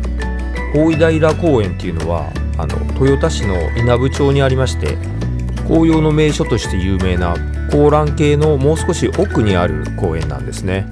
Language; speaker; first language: Japanese; native; Japanese